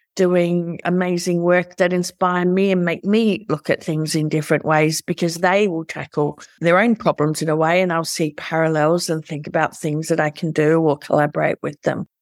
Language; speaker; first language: English; native; English